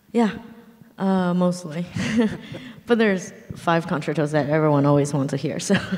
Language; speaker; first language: English; early bilingual, other home language; Chinese